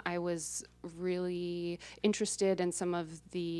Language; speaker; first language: English; native; English